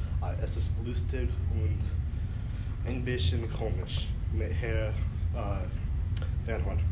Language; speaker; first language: German; non-native, learner; English